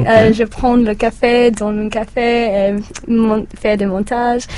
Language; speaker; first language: French; non-native, learner; English